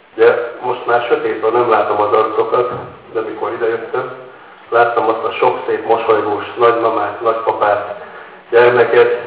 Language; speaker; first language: Hungarian; native; Hungarian